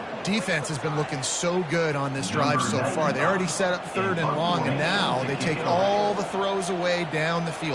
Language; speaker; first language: English; native; English